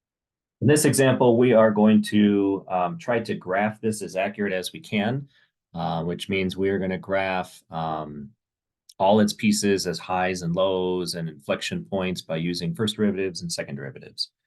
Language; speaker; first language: English; native; English